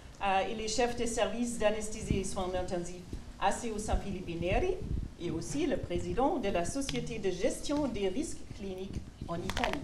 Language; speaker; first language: French; non-native, fluent; German